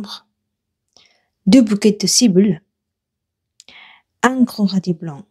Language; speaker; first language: French; non-native, learner; Korean